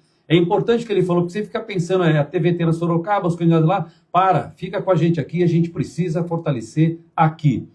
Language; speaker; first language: Portuguese; native; Portuguese